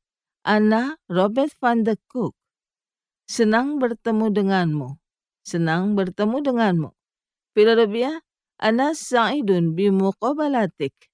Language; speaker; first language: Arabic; non-native, fluent; Indonesian